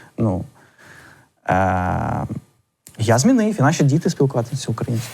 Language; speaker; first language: Ukrainian; non-native, local second language; Russian